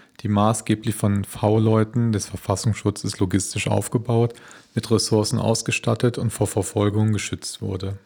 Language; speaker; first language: German; native; German